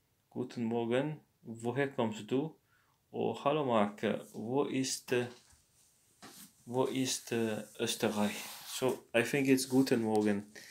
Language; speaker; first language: German; non-native, learner; Morisyen